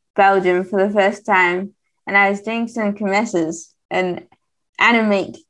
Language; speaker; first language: English; native; English